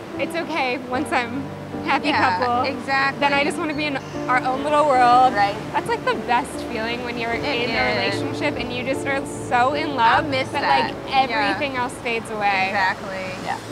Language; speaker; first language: English; native; English